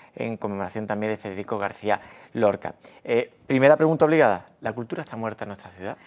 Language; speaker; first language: Spanish; native; Spanish